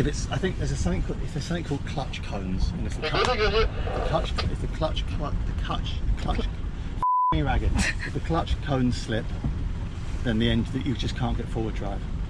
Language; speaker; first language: English; native; English